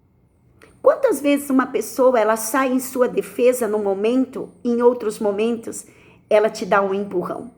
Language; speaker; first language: Portuguese; native; Portuguese